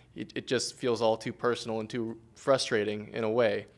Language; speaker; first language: English; native; English